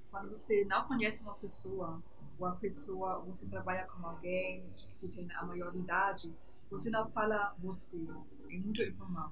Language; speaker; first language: Portuguese; non-native, fluent; German